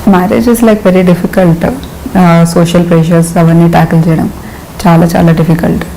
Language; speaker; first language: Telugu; non-native, local second language; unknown